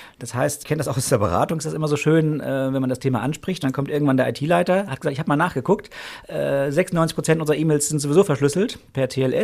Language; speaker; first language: German; native; German